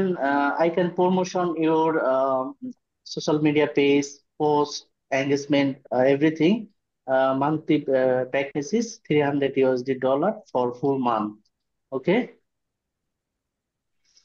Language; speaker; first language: English; non-native, learner; Bangla